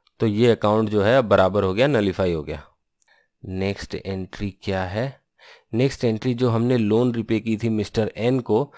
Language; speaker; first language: Hindi; non-native, local second language; Bangla